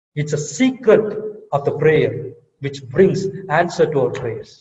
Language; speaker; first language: English; non-native, local second language; Tamil